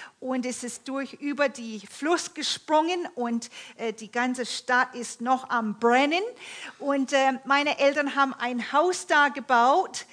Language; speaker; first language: German; non-native, fluent; English